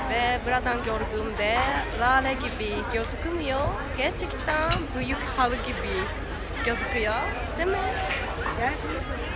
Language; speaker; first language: Turkish; non-native, learner; Japanese